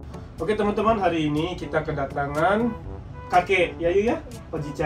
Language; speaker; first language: Indonesian; non-native, fluent; Japanese